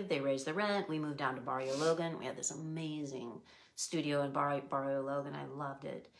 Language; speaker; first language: English; native; English